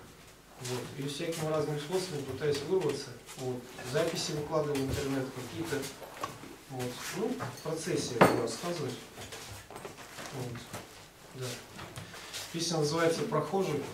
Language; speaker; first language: Russian; native; Russian